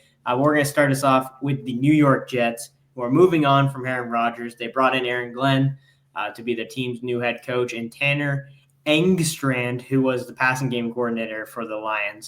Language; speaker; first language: English; native; English